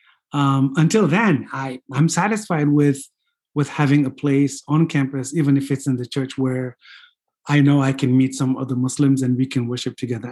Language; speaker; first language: English; non-native, fluent; Fula